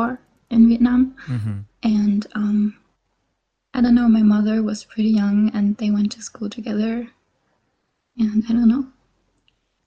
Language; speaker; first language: English; non-native, fluent; German